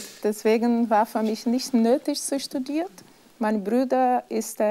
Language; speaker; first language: German; non-native, fluent; Portuguese